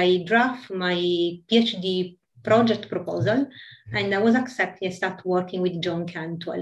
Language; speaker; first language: English; non-native, fluent; Italian